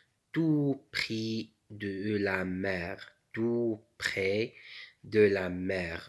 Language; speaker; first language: French; non-native, local second language; Arabic